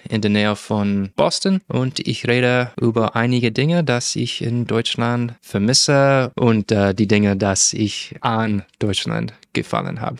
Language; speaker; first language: German; non-native, learner; English